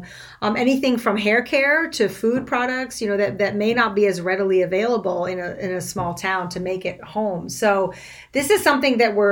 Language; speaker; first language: English; non-native, fluent; French